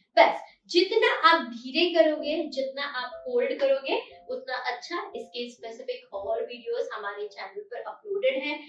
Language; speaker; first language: Hindi; non-native, local second language; Marathi